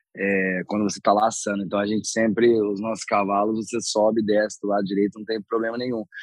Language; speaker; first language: Portuguese; native; Portuguese